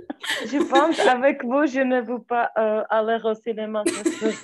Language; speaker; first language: French; non-native, learner; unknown